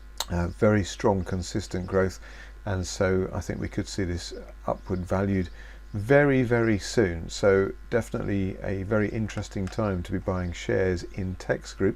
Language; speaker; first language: English; native; English